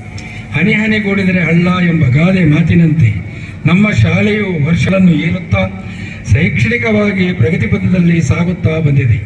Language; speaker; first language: Kannada; native; Kannada